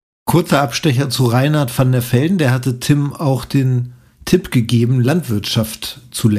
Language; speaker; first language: German; native; German